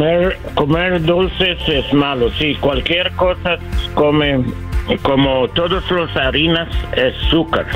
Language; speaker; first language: Spanish; non-native, learner; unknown